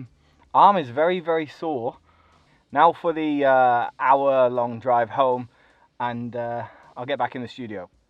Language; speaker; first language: English; native; English